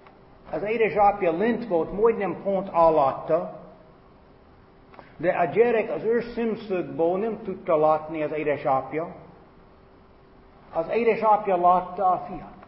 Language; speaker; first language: Hungarian; non-native, fluent; English